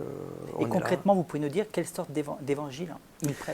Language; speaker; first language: French; native; French